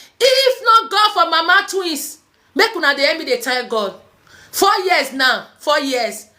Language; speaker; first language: Nigerian Pidgin; native; Nigerian Pidgin